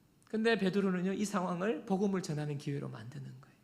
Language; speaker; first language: Korean; native; Korean